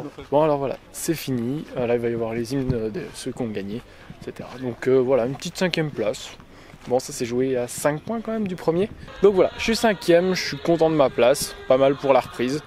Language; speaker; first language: French; native; French